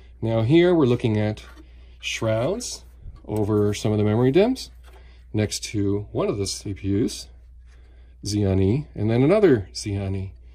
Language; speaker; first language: English; native; English